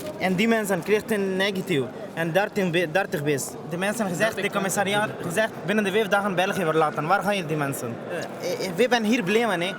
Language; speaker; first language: Dutch; non-native, learner; Persian